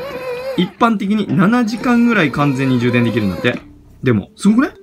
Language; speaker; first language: Japanese; native; Japanese